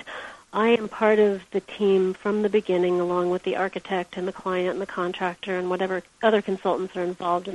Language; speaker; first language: English; native; English